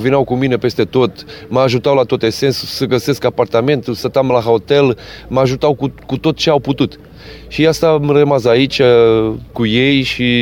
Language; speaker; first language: Romanian; non-native, fluent; Portuguese